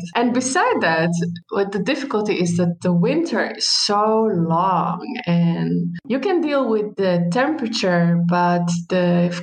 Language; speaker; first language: English; non-native, fluent; Arabic